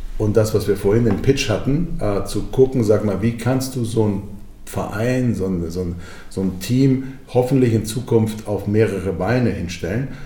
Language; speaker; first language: German; early bilingual, other home language; Croatian